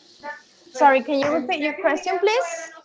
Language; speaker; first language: English; non-native, fluent; Spanish